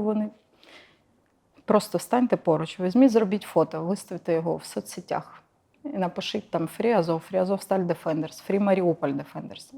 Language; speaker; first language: Ukrainian; non-native, local second language; Russian